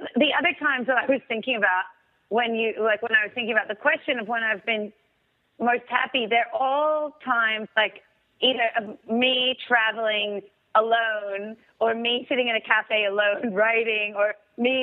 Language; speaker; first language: English; native; English